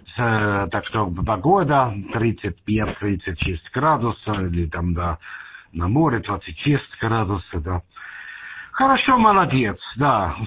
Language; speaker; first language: Russian; non-native, learner; German